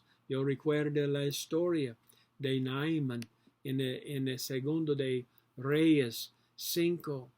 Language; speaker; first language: Spanish; non-native, learner; English